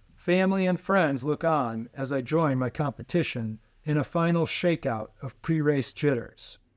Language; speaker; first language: English; native; English